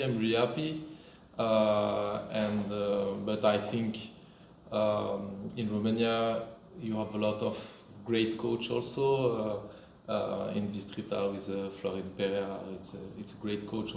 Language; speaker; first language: English; non-native, fluent; French